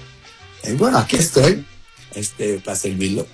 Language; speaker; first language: Spanish; early bilingual, heritage; Spanish